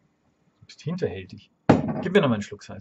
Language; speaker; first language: German; native; German